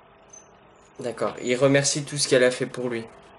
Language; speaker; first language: French; native; French